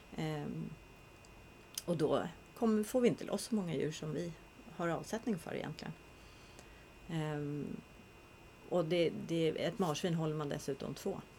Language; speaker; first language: Swedish; native; Swedish